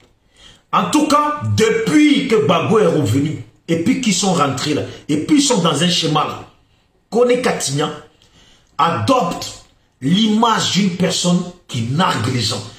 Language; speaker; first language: French; native; French